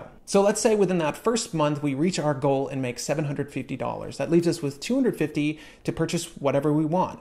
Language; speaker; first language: English; native; English